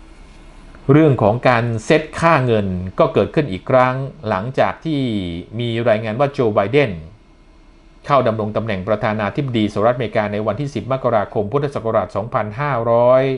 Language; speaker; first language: Thai; native; Thai